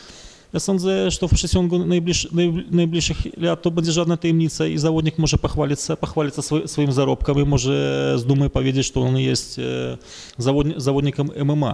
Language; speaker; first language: Polish; non-native, fluent; Russian